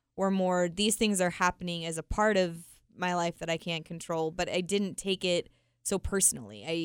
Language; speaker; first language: English; native; English